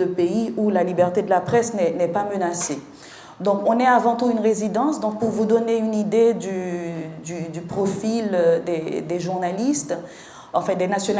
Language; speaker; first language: French; non-native, local second language; Haitian Creole